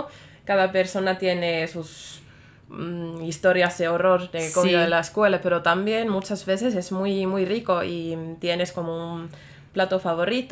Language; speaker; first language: Spanish; non-native, fluent; Finnish